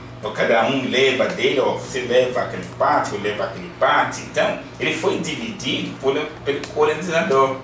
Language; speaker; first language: Portuguese; non-native, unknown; Yoruba